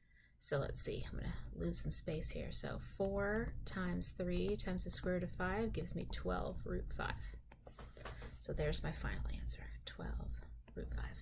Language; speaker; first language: English; native; English